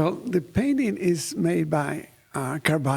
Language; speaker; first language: English; non-native, fluent; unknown